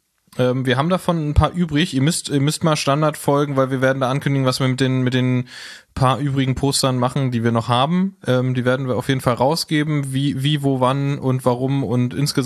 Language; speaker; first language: German; native; German